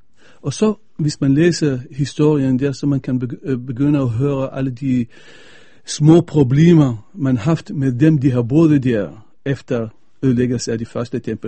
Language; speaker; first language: Danish; non-native, fluent; Arabic